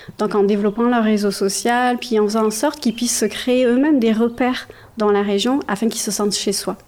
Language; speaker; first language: French; native; French